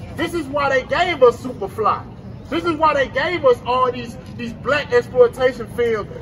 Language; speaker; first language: English; native; English